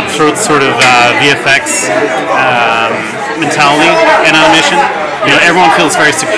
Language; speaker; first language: English; native; English